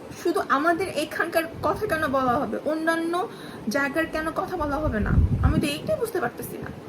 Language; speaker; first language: Bangla; non-native, local second language; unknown